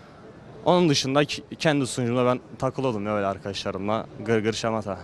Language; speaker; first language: Turkish; native; Turkish